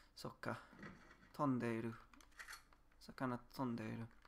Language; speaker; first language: Japanese; non-native, learner; English